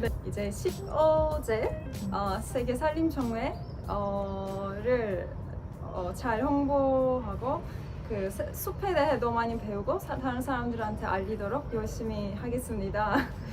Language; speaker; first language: Korean; non-native, fluent; Turkish